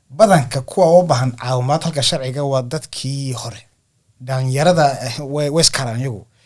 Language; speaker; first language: Somali; early bilingual, heritage; Somali